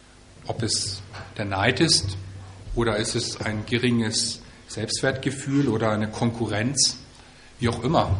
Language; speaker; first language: German; native; German